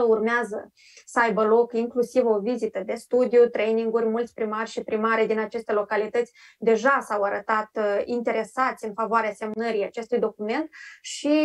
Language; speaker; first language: Romanian; native; Romanian